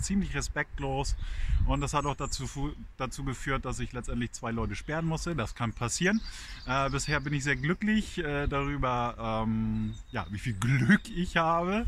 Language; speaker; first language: German; native; German